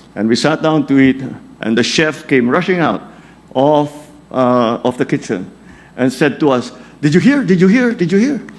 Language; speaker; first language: English; non-native, local second language; Filipino